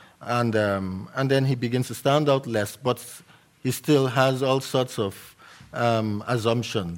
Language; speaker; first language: English; native; English